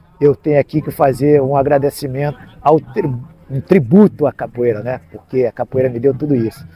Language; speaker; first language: Portuguese; native; Portuguese